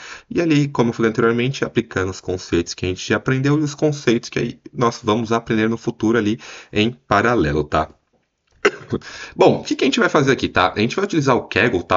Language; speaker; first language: Portuguese; native; Portuguese